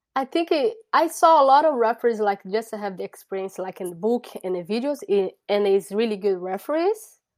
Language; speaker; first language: English; non-native, learner; Portuguese